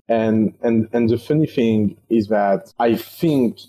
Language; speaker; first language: English; non-native, fluent; French